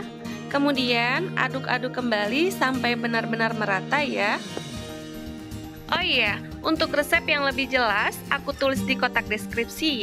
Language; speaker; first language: Indonesian; native; Indonesian